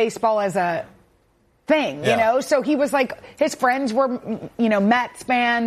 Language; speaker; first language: English; native; English